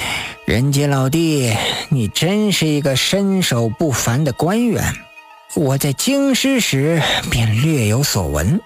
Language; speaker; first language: Chinese; native; Chinese